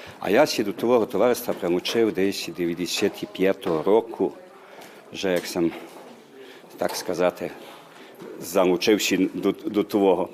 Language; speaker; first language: Ukrainian; early bilingual, heritage; Ukrainian